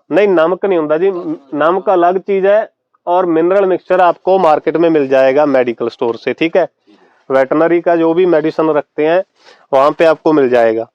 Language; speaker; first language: Hindi; non-native, local second language; Punjabi